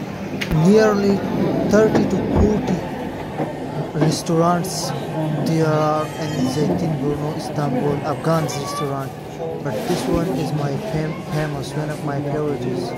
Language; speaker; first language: English; non-native, fluent; Pashto